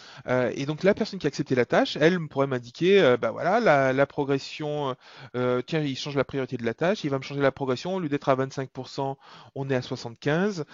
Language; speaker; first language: French; native; French